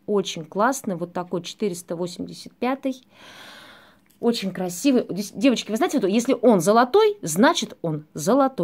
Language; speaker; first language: Russian; native; Russian